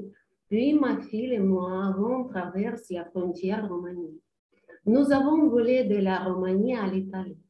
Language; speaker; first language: French; non-native, learner; Ukrainian